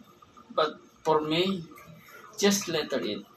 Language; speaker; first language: English; non-native, learner; Filipino